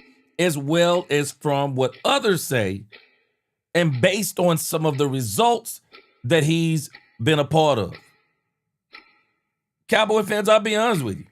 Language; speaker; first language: English; native; English